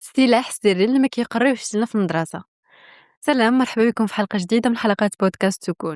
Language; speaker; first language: Arabic; native; Arabic